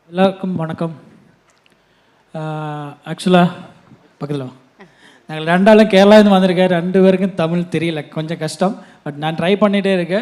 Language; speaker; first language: Tamil; non-native, learner; Malayalam